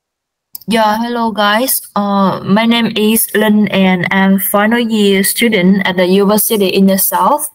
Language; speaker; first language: English; non-native, learner; Vietnamese